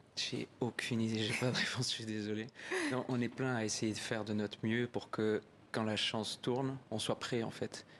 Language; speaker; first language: French; native; French